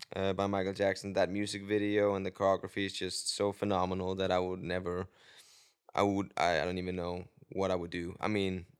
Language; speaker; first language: English; non-native, fluent; Danish